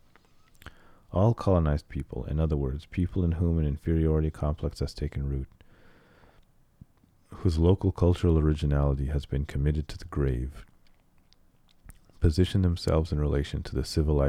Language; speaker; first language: English; native; English